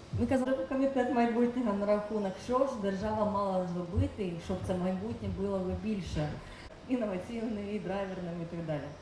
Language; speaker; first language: Ukrainian; non-native, fluent; Estonian